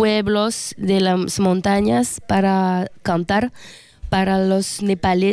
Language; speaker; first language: Spanish; non-native, learner; French